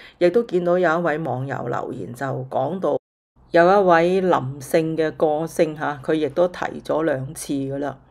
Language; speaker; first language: Cantonese; native; Cantonese